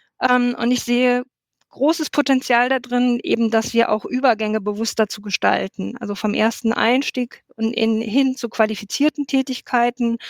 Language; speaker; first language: German; native; German